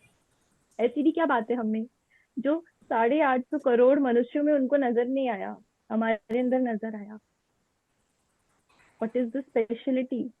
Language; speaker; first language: Hindi; native; Hindi